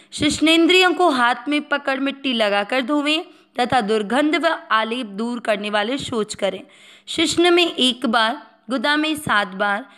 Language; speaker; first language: Hindi; native; Hindi